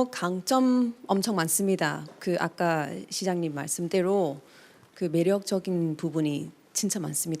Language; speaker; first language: Korean; non-native, fluent; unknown